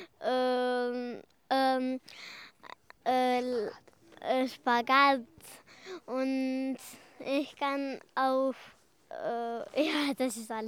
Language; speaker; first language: German; early bilingual, other home language; Romanian